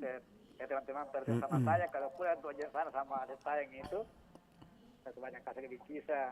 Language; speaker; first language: Indonesian; non-native, local second language; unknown